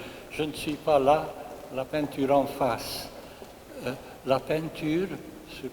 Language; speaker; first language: French; non-native, fluent; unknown